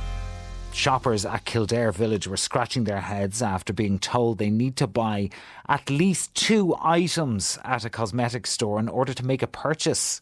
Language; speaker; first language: English; native; English